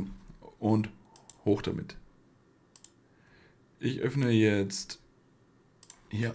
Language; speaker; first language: German; native; German